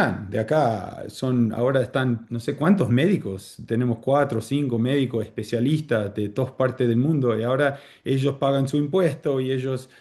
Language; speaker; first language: Spanish; early bilingual, heritage; Spanish